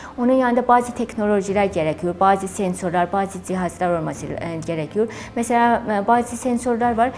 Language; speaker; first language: Turkish; non-native, fluent; Azerbaijani